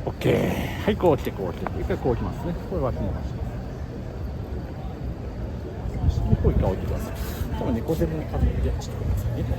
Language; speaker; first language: Japanese; native; Japanese